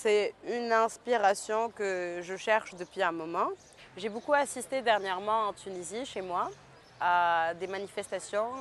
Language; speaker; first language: French; non-native, local second language; Arabic